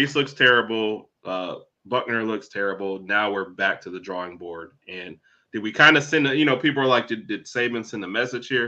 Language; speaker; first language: English; native; English